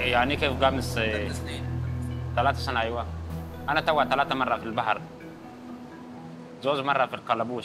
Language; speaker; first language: Arabic; non-native, learner; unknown